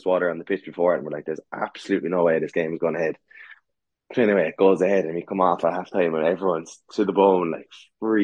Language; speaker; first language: English; native; English